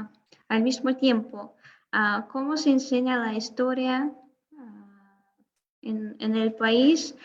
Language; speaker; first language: Spanish; non-native, fluent; Russian